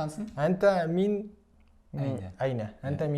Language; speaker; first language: Arabic; non-native, learner; Kazakh